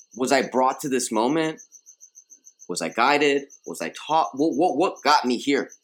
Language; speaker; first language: English; early bilingual, other home language; Spanish